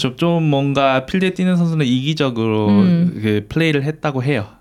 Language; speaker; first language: Korean; native; Korean